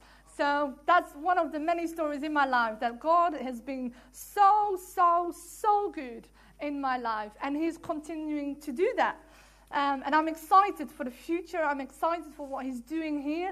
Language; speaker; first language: English; non-native, fluent; Dutch